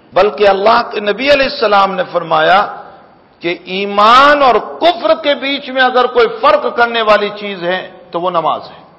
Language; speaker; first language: Urdu; native; Urdu